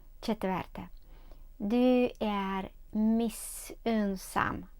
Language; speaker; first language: Swedish; non-native, learner; Ukrainian